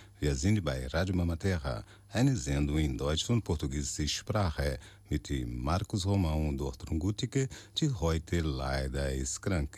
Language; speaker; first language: German; non-native, learner; Portuguese